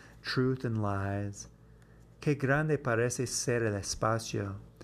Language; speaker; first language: Spanish; non-native, fluent; English